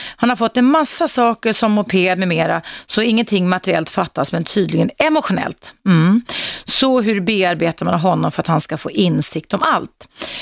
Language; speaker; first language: Swedish; native; Swedish